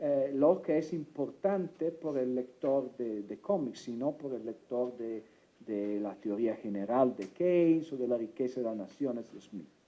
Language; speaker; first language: Spanish; non-native, fluent; Italian